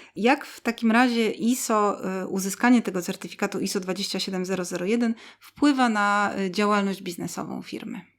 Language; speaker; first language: Polish; native; Polish